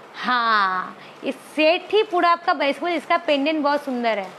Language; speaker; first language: Hindi; non-native, local second language; Bangla